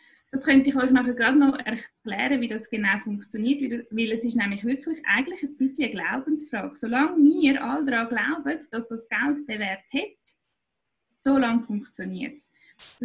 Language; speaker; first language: German; native; German